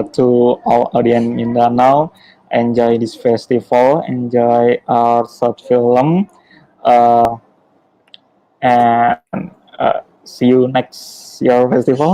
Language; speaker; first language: English; non-native, learner; Indonesian